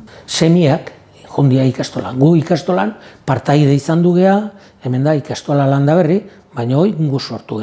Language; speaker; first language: Basque; native; Basque